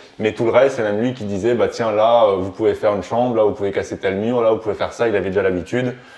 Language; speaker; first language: French; early bilingual, other home language; Romanian